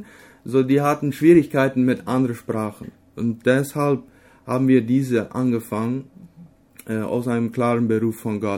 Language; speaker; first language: German; non-native, local second language; Low German